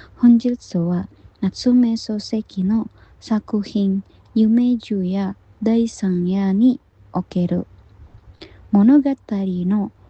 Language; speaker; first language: Japanese; non-native, learner; Indonesian